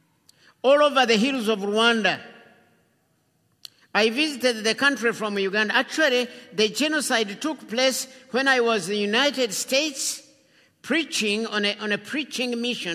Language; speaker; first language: English; non-native, local second language; Kinyarwanda